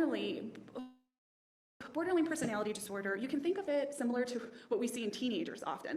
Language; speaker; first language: English; native; English